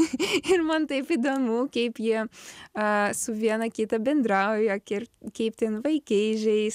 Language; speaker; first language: Lithuanian; non-native, learner; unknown